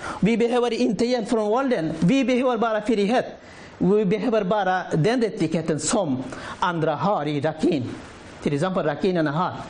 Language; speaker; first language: Swedish; non-native, learner; Rohingya